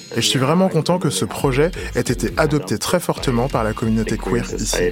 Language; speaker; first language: French; non-native, fluent; Polish